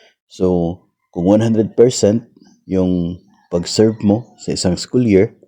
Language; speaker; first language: Filipino; native; Filipino